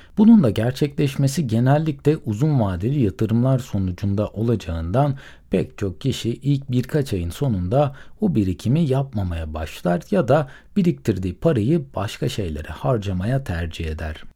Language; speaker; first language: Turkish; native; Turkish